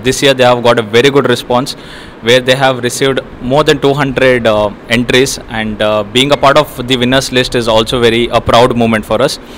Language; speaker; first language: English; non-native, local second language; Konkani